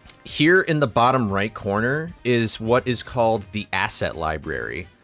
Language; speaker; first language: English; native; English